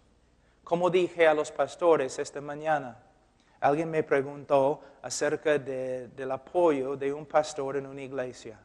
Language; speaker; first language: Spanish; non-native, fluent; English